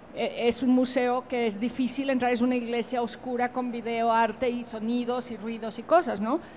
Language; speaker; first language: Spanish; native; Spanish